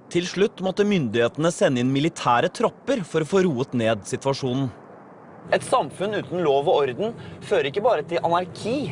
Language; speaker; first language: Norwegian; native; Norwegian